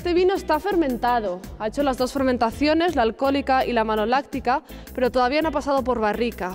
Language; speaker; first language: Spanish; native; Spanish